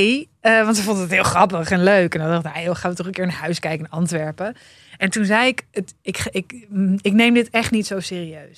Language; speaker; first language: Dutch; native; Dutch